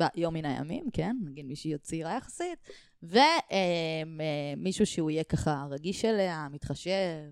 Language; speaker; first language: Hebrew; native; Hebrew